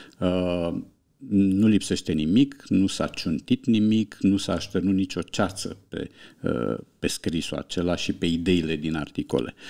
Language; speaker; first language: Romanian; native; Romanian